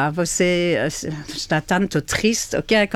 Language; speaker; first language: Portuguese; non-native, fluent; French